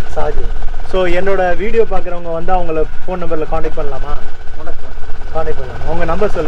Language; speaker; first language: Tamil; native; Tamil